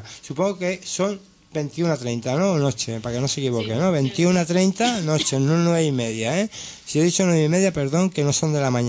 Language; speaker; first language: Spanish; native; Spanish